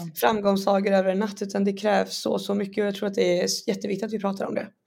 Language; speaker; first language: Swedish; native; Swedish